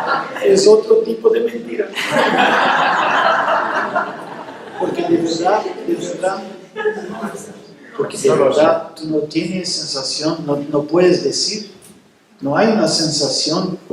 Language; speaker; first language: Spanish; non-native, fluent; Portuguese